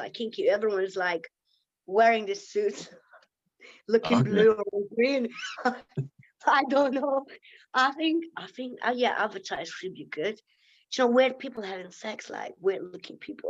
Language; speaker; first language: English; non-native, fluent; Lithuanian